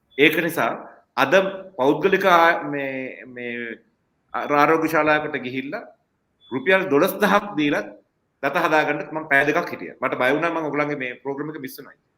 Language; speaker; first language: Sinhala; non-native, local second language; Tamil